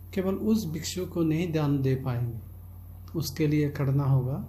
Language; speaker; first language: Hindi; non-native, local second language; Chakma